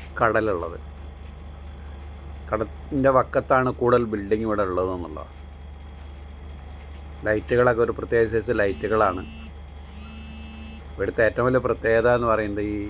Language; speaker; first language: Malayalam; native; Malayalam